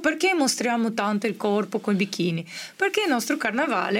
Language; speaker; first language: Italian; non-native, fluent; Portuguese